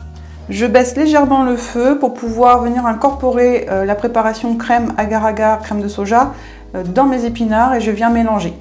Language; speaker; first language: French; native; French